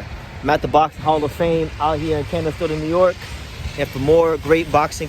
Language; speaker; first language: English; native; English